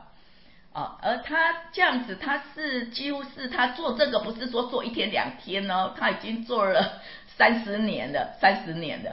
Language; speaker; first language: Chinese; native; Chinese